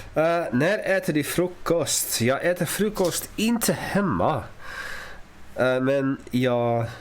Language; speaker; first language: Swedish; non-native, learner; English